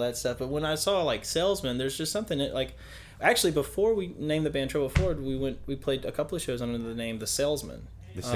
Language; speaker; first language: English; native; English